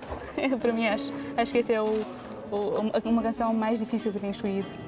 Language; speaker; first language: Portuguese; early bilingual, heritage; Konkani